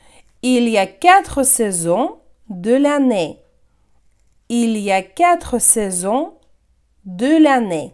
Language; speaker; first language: French; non-native, fluent; Russian